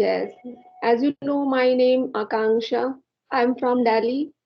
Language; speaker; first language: English; non-native, learner; Hindi